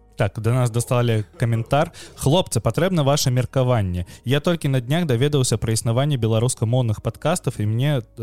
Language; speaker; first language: Belarusian; non-native, local second language; Russian